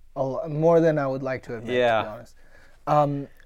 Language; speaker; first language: English; non-native, local second language; Gujarati